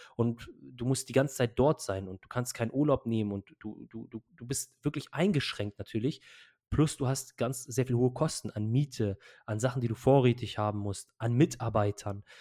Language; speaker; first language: German; early bilingual, other home language; Arabic